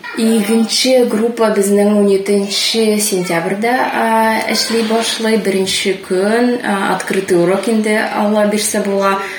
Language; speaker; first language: Tatar; native; Tatar